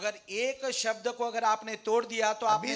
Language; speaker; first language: Hindi; native; Hindi